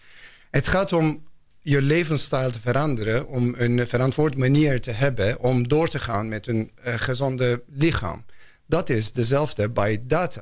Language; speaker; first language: Dutch; non-native, fluent; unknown